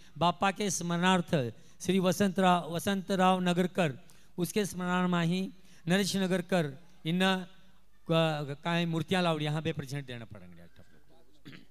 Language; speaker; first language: Hindi; non-native, local second language; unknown